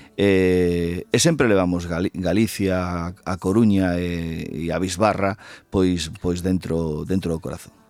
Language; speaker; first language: Galician; native; Galician